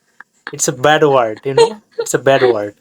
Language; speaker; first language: English; non-native, fluent; Bangla